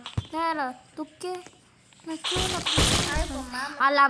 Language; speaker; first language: Spanish; native; Spanish